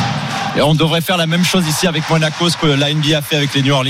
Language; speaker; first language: French; native; French